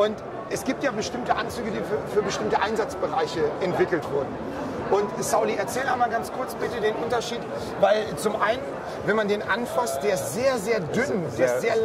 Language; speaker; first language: German; native; German